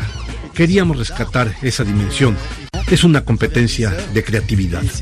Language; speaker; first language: Spanish; native; Spanish